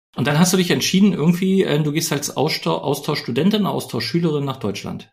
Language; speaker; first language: German; native; German